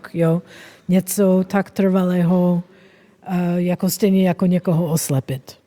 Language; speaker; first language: Czech; non-native, fluent; German